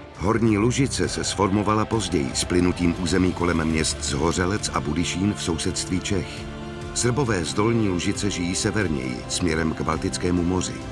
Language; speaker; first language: Czech; native; Czech